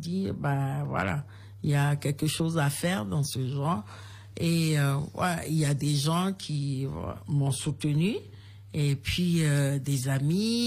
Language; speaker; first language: French; non-native, local second language; Ewe